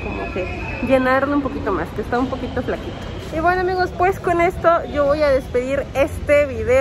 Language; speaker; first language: Spanish; native; Spanish